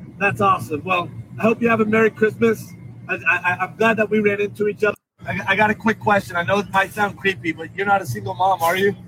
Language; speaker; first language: English; native; English